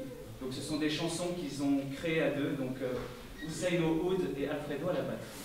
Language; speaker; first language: French; native; French